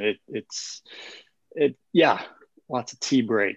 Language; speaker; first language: English; native; English